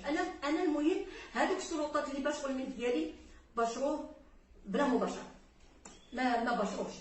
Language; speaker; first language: Arabic; native; Arabic